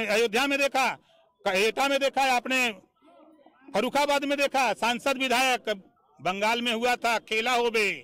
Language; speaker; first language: Hindi; native; Hindi